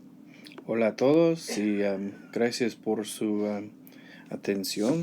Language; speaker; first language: Spanish; non-native, learner; English